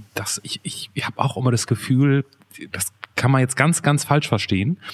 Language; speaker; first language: German; native; German